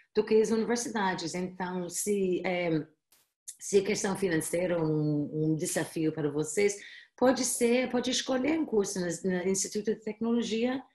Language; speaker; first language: Portuguese; non-native, fluent; English